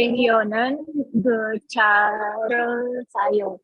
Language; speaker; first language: Korean; non-native, learner; Indonesian